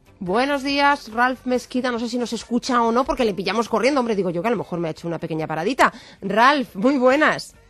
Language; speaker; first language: Spanish; native; Spanish